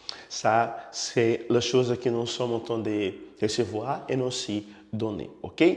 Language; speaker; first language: French; non-native, fluent; Portuguese